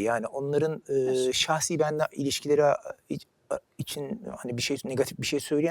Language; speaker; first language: Turkish; native; Turkish